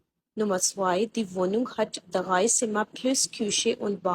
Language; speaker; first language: German; non-native, fluent; Urdu